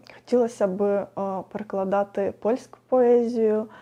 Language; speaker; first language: Ukrainian; non-native, local second language; Russian